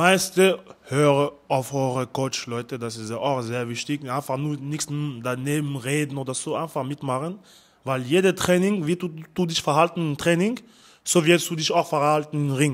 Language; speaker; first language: German; non-native, learner; French